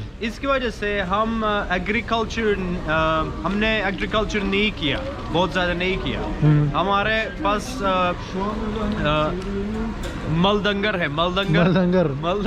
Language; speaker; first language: Hindi; non-native, learner; Turkish